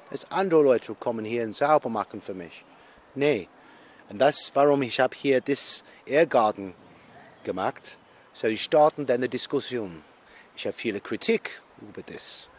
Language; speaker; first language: German; non-native, learner; English